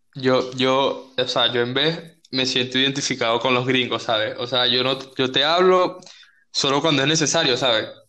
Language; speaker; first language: Spanish; native; Spanish